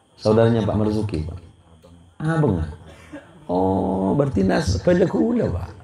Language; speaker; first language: Indonesian; native; Indonesian